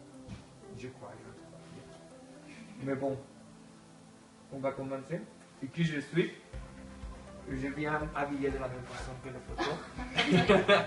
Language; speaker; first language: French; non-native, learner; Spanish